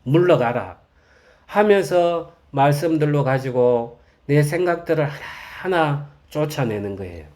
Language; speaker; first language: Korean; native; Korean